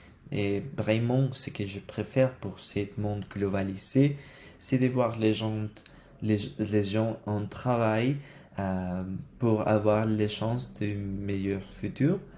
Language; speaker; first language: French; non-native, learner; Spanish